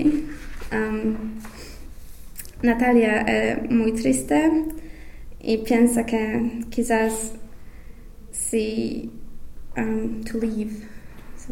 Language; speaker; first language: Spanish; non-native, learner; English